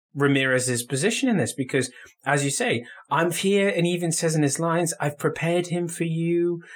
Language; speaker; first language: English; native; English